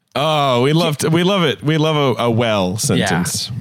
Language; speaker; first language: English; native; English